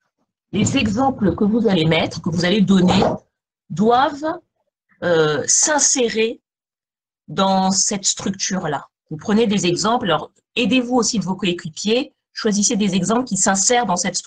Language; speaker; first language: French; native; French